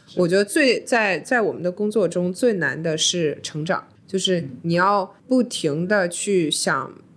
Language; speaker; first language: Chinese; early bilingual, heritage; Chinese